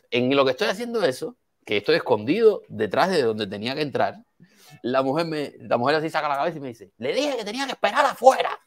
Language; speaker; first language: Spanish; native; Spanish